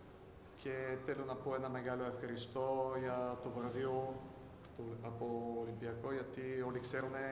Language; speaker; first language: Greek; non-native, learner; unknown